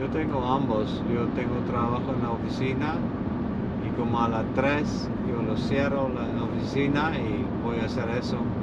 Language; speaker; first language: Spanish; non-native, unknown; Dutch